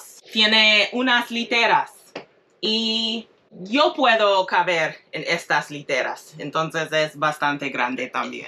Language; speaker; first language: Spanish; non-native, fluent; English